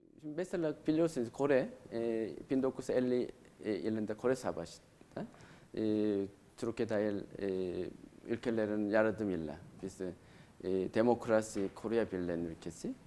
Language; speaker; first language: Turkish; non-native, learner; Korean